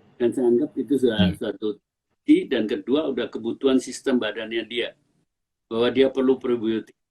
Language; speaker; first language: Indonesian; native; Indonesian